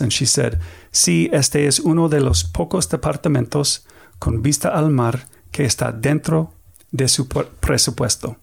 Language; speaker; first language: Spanish; non-native, learner; English